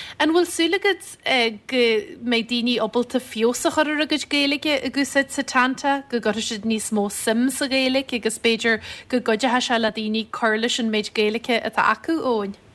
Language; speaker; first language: Irish; native; Irish